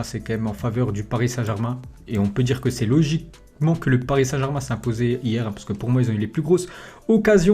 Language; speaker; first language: French; native; French